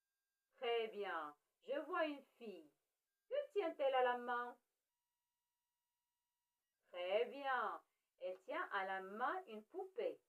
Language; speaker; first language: French; non-native, local second language; Arabic